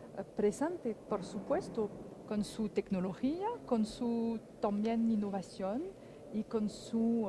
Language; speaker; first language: Spanish; non-native, fluent; French